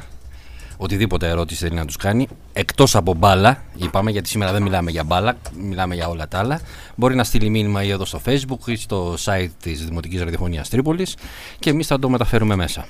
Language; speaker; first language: Greek; native; Greek